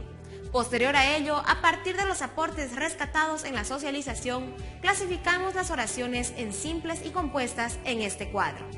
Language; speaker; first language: Spanish; native; Spanish